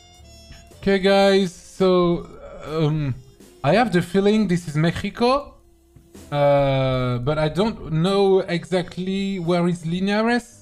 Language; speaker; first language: English; non-native, fluent; French